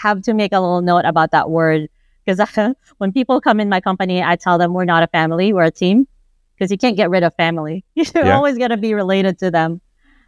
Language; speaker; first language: English; non-native, local second language; Filipino